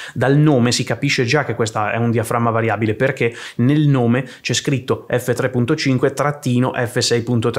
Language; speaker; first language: Italian; native; Italian